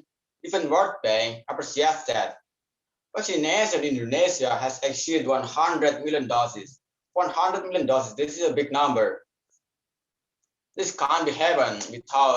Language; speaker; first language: English; non-native, learner; Indonesian